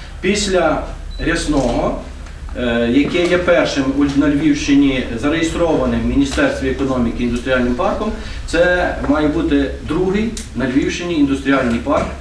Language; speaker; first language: Ukrainian; native; Ukrainian